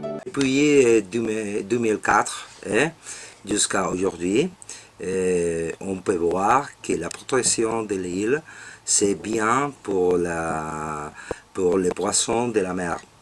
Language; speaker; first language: French; non-native, learner; Spanish